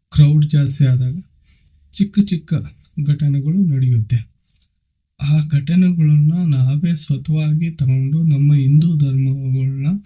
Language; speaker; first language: Kannada; non-native, local second language; Telugu